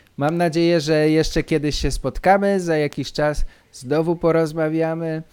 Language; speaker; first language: Polish; native; Polish